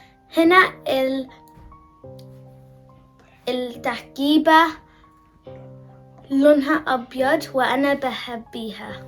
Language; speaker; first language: Arabic; early bilingual, heritage; Arabic